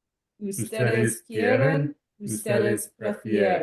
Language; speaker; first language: Spanish; non-native, learner; English